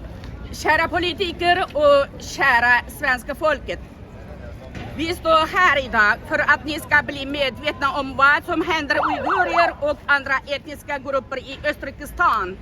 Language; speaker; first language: Swedish; early bilingual, heritage; Uyghur